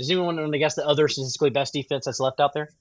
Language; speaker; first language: English; native; English